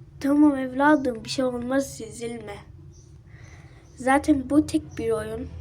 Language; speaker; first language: Turkish; early bilingual, other home language; Arabic